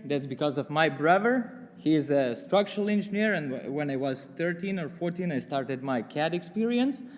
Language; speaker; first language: English; non-native, fluent; Lithuanian